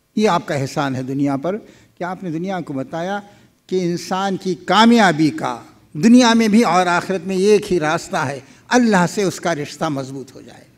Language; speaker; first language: Urdu; native; Urdu